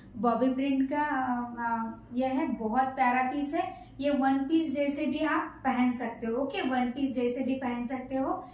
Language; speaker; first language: Hindi; non-native, local second language; Marathi